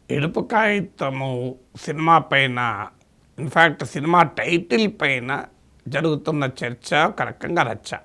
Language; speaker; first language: Telugu; native; Telugu